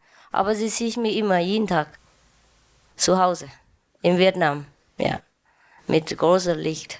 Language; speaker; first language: German; non-native, learner; Vietnamese